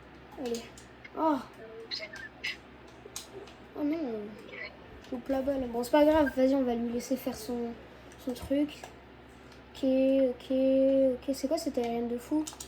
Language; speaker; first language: French; native; French